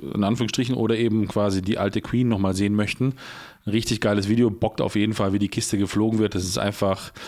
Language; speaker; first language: German; early bilingual, heritage; Polish